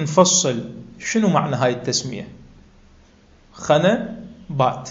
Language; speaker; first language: Arabic; native; Arabic